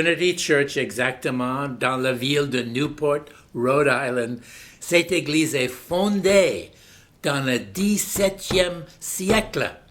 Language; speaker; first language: French; non-native, fluent; English